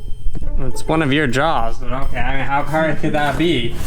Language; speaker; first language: English; native; English